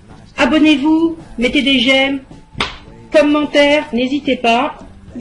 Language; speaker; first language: French; native; French